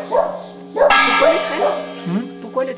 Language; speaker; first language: French; native; French